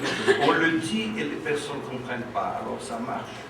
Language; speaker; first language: French; non-native, fluent; Portuguese